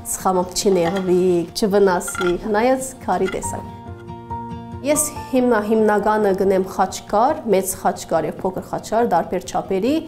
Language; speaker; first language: Armenian; early bilingual, heritage; Armenian